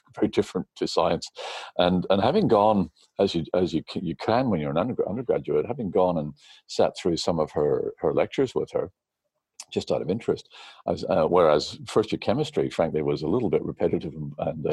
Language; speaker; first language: English; native; English